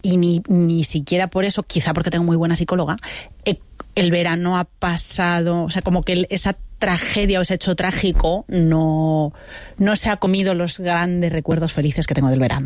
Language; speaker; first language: Spanish; native; Spanish